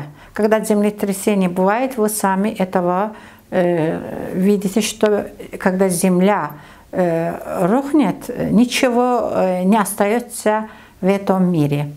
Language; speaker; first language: Russian; non-native, learner; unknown